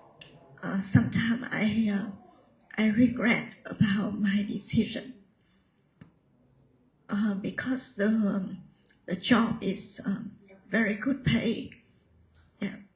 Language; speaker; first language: English; non-native, learner; Vietnamese